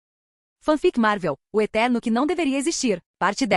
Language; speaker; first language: Portuguese; native; Portuguese